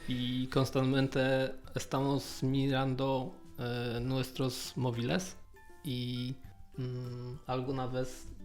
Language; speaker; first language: Spanish; non-native, learner; Polish